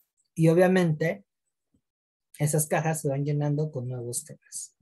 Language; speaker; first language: Spanish; native; Spanish